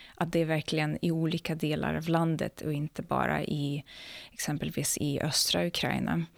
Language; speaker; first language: Swedish; non-native, fluent; Ukrainian